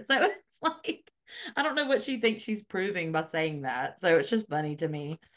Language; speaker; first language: English; native; English